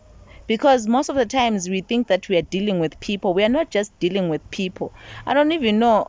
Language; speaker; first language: English; non-native, local second language; Zulu